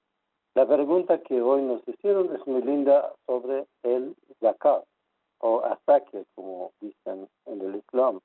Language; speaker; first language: Spanish; non-native, fluent; Persian